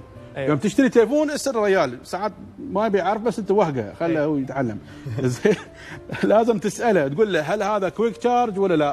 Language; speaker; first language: Arabic; native; Arabic